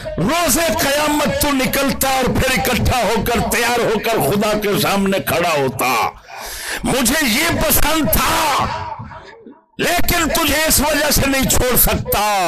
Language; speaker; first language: Urdu; non-native, local second language; Punjabi